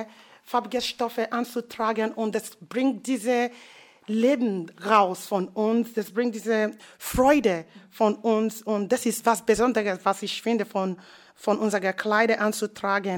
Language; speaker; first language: German; non-native, learner; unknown